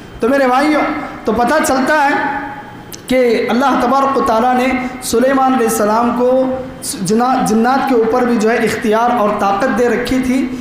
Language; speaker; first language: Urdu; native; Urdu